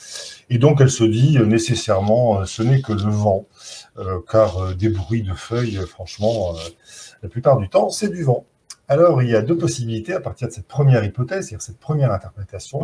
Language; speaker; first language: French; native; French